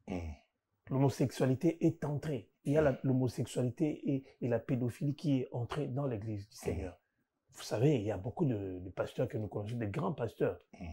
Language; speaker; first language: French; non-native, local second language; Lingala